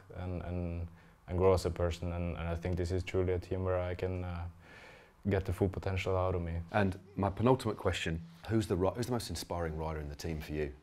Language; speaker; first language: English; non-native, fluent; Norwegian